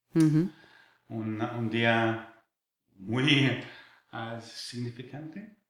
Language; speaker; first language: Spanish; non-native, fluent; English